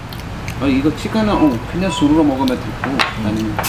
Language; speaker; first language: Korean; non-native, fluent; Urdu